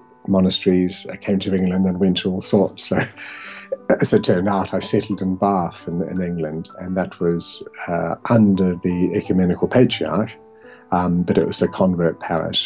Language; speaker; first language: English; native; English